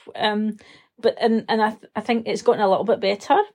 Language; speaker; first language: English; native; English